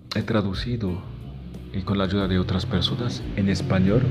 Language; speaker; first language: Spanish; non-native, fluent; Haitian Creole